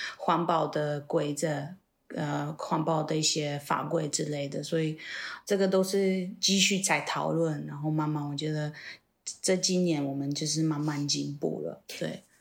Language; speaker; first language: Chinese; non-native, fluent; Polish